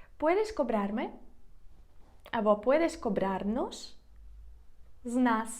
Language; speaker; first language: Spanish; non-native, fluent; Ukrainian